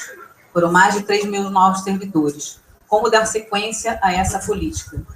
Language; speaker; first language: Portuguese; native; Portuguese